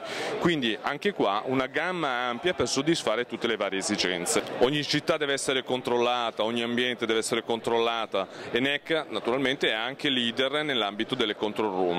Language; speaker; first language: Italian; native; Italian